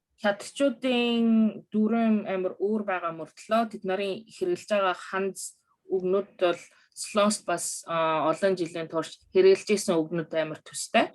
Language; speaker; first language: Mongolian; early bilingual, other home language; Korean